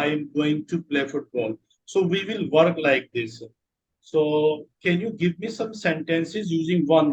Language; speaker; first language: English; non-native, local second language; Urdu